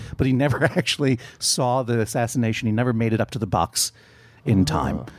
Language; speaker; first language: English; native; English